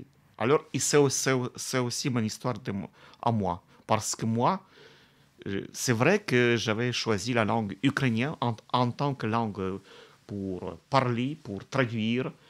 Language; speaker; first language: French; non-native, fluent; Russian